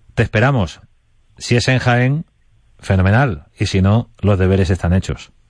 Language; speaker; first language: Spanish; native; Spanish